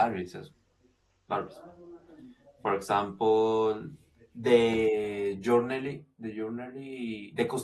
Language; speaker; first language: English; non-native, learner; Spanish